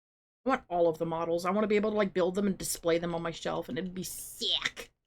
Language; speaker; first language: English; native; English